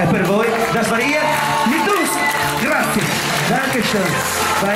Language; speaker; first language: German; non-native, learner; Italian